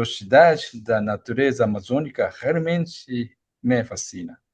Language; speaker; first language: Portuguese; non-native, fluent; Japanese